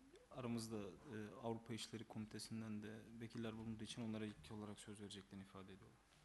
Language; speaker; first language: Turkish; native; Turkish